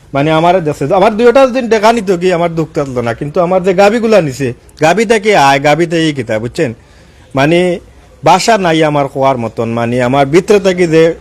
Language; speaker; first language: Bangla; non-native, local second language; Sylheti